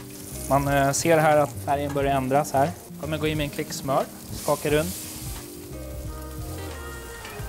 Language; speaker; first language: Swedish; native; Swedish